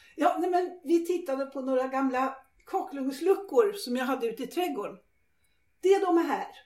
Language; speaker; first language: Swedish; native; Swedish